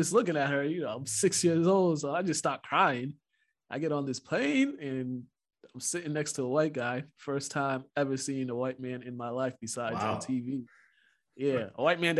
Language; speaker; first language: English; early bilingual, other home language; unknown